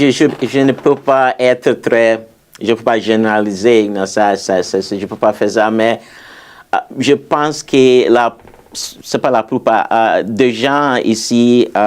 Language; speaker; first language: French; non-native, fluent; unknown